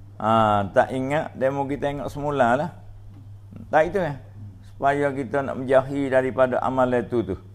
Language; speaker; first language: Malay; native; Malay